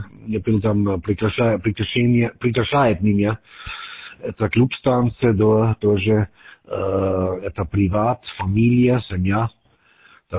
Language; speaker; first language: Russian; non-native, learner; German